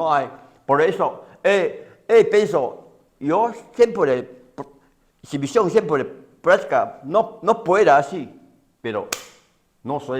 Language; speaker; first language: Spanish; non-native, learner; Chinese